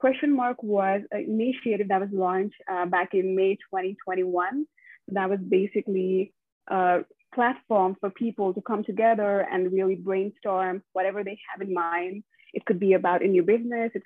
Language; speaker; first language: English; non-native, local second language; Nepali